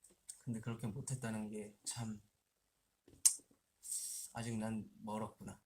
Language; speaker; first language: Korean; native; Korean